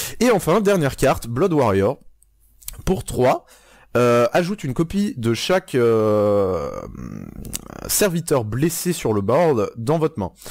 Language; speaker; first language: French; native; French